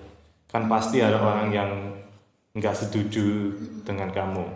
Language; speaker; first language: Indonesian; early bilingual, heritage; English